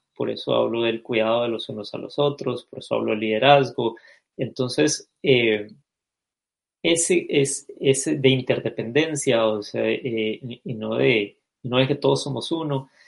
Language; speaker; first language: Spanish; native; Spanish